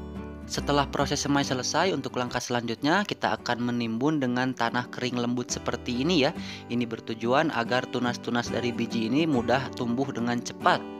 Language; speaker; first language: Indonesian; native; Indonesian